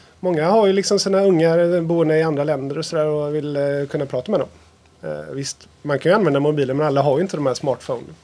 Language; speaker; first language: Swedish; native; Swedish